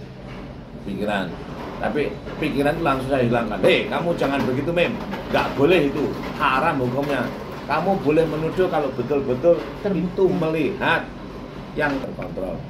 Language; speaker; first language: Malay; non-native, local second language; Javanese